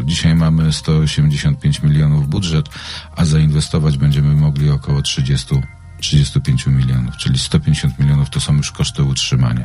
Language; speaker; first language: Polish; native; Polish